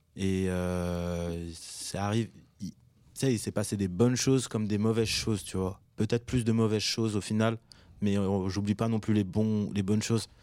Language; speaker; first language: French; early bilingual, other home language; Arabic